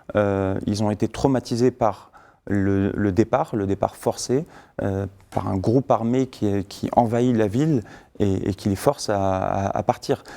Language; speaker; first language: French; early bilingual, other home language; Syriac